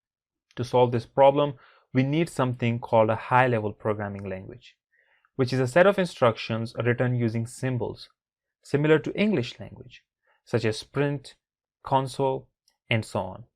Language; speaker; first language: English; non-native, fluent; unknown